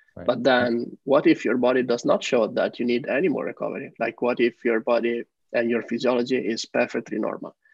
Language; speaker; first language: English; non-native, fluent; Italian